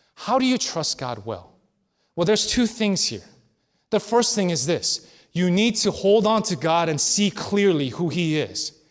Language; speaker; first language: English; early bilingual, other home language; Korean